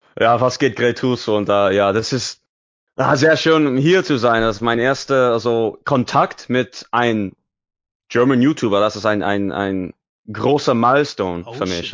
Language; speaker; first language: German; non-native, learner; English